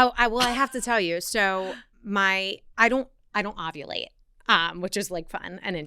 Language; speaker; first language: English; native; English